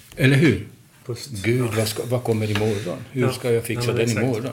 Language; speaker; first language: Swedish; non-native, fluent; Hungarian